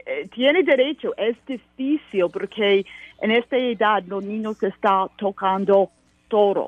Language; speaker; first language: Spanish; non-native, learner; English